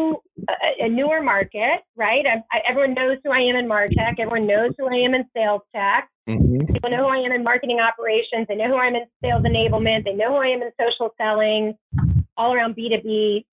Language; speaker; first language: English; native; English